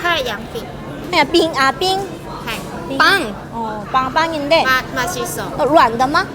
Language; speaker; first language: Chinese; non-native, learner; Korean